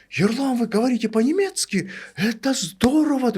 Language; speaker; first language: Russian; non-native, local second language; Kazakh